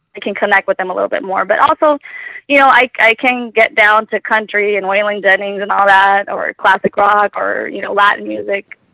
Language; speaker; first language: English; early bilingual, other home language; Spanish